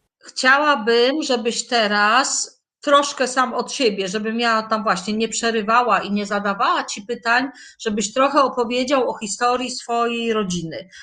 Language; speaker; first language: Polish; native; Polish